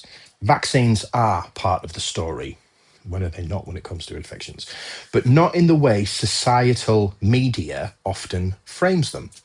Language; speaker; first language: English; native; English